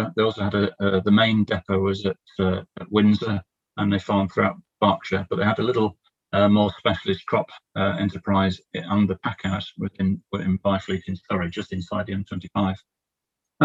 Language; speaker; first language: English; native; English